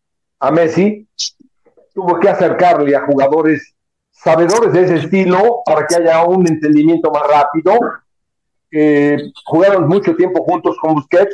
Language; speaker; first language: Spanish; native; Spanish